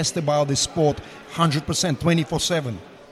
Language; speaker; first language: English; non-native, fluent; Russian